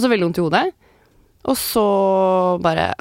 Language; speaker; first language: Norwegian; native; Norwegian